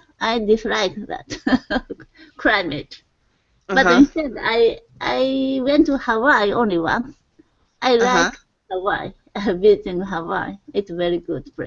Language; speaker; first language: English; non-native, learner; Japanese